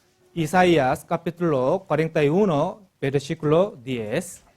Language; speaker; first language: Spanish; non-native, learner; Korean